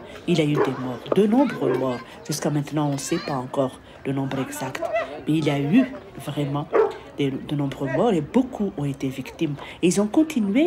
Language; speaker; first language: French; non-native, local second language; Malagasy